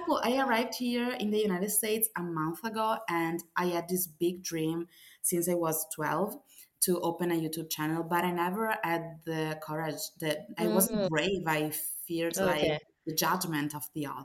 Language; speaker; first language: English; non-native, fluent; Italian